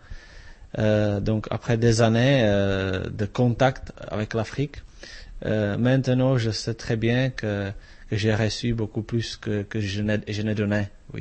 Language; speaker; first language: French; non-native, fluent; Czech